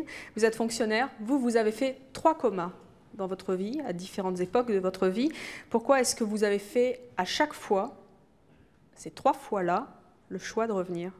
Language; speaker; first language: French; native; French